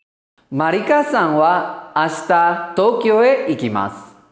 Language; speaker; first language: Japanese; non-native, fluent; Indonesian